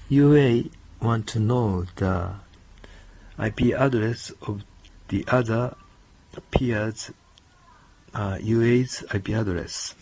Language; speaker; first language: English; non-native, learner; Japanese